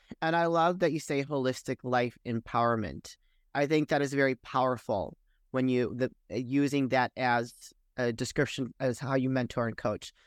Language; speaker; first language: English; native; English